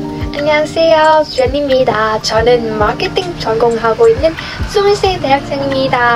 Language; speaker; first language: Korean; non-native, learner; Vietnamese